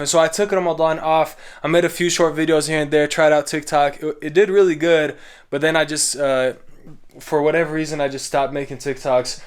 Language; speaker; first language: English; native; English